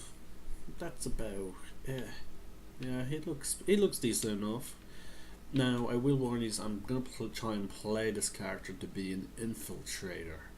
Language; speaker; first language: English; native; English